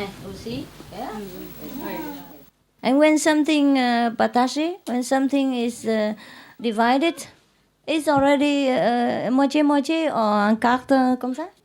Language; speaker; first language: French; non-native, learner; Vietnamese